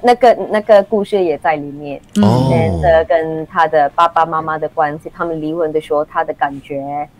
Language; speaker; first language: Chinese; non-native, local second language; English